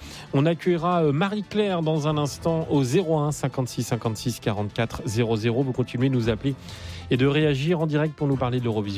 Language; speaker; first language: French; native; French